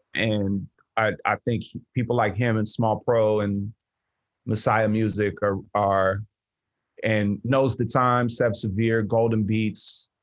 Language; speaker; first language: English; native; English